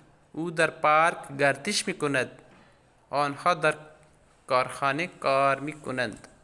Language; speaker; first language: Persian; non-native, fluent; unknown